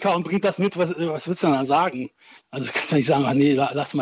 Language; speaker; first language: German; early bilingual, other home language; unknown